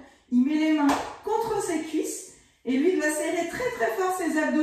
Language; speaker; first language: French; native; French